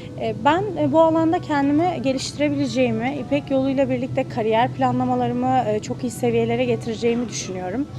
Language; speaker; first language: Turkish; native; Turkish